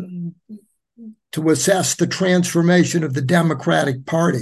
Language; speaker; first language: English; native; English